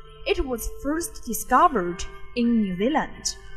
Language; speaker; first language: English; non-native, fluent; Chinese